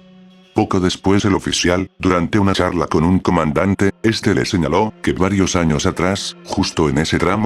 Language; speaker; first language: Spanish; native; Spanish